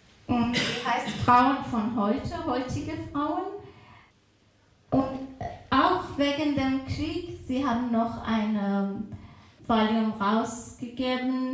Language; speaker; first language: German; non-native, fluent; Persian